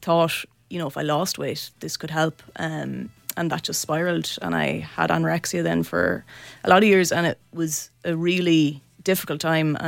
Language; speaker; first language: English; native; English